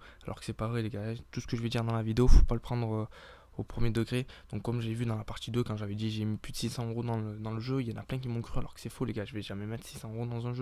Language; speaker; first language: French; native; French